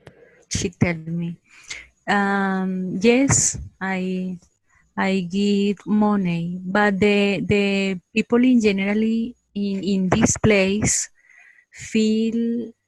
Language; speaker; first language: English; non-native, learner; Spanish